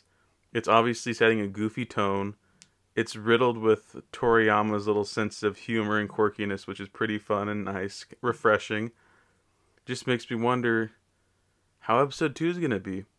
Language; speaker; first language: English; native; English